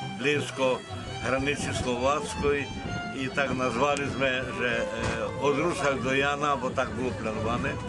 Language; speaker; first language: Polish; non-native, local second language; Rusyn